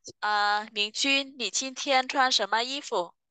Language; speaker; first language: Chinese; non-native, fluent; Vietnamese